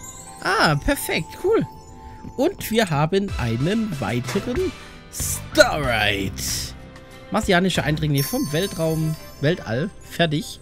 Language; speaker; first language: German; native; German